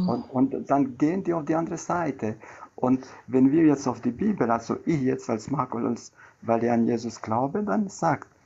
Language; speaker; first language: German; non-native, learner; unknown